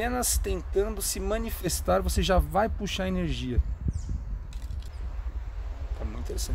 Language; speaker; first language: Portuguese; native; Portuguese